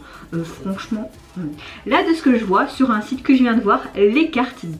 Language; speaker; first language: French; native; French